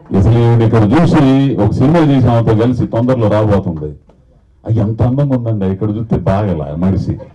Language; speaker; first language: Telugu; native; Telugu